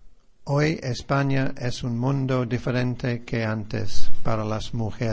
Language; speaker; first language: Spanish; non-native, fluent; English